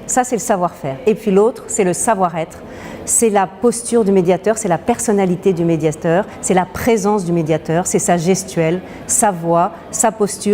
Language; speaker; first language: French; native; French